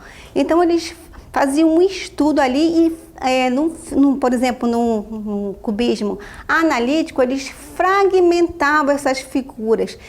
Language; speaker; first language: Portuguese; native; Portuguese